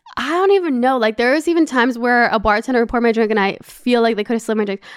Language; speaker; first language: English; native; English